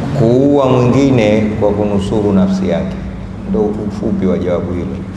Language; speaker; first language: Swahili; native; Swahili